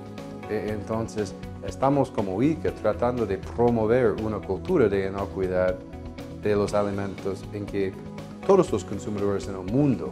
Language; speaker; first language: Spanish; non-native, fluent; English